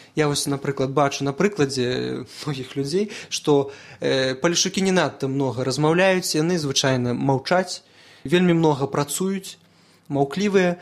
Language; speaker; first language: Belarusian; non-native, local second language; Russian